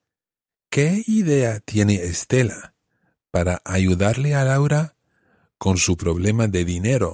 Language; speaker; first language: Spanish; non-native, fluent; English